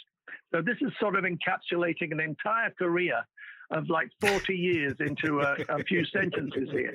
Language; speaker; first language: English; native; English